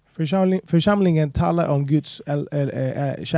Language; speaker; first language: Swedish; non-native, fluent; Spanish